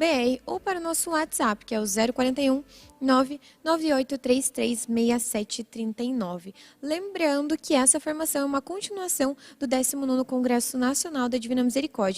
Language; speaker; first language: Portuguese; native; Portuguese